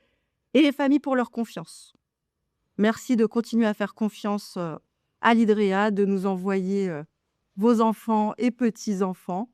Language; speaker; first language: French; native; French